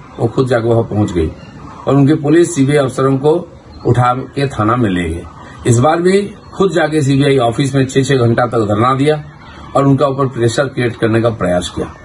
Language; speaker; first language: Hindi; non-native, local second language; Bangla